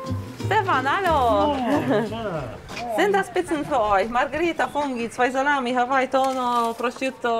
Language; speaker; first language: German; non-native, fluent; Italian